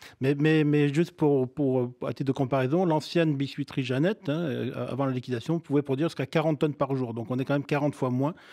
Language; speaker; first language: French; native; French